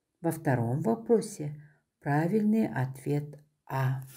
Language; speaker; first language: Russian; non-native, local second language; Kazakh